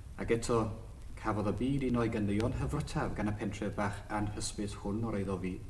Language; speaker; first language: Welsh; non-native, local second language; English